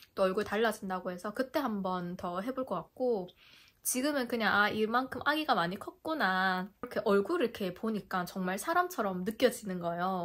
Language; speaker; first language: Korean; native; Korean